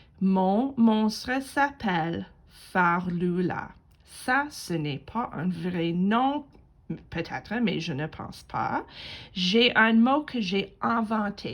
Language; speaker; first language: French; non-native, fluent; English